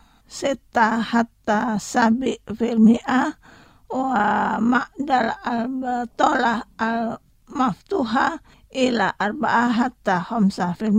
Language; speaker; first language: Arabic; non-native, fluent; Indonesian